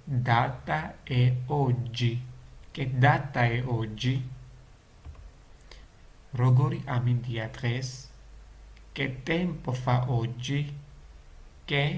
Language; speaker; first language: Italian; non-native, learner; Georgian